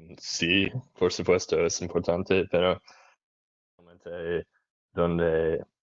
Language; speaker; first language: Spanish; non-native, learner; English